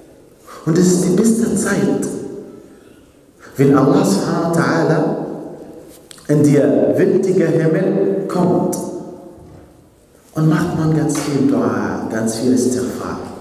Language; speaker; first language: German; non-native, fluent; Arabic